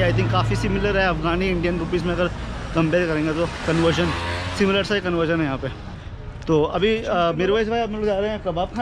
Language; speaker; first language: Hindi; native; Hindi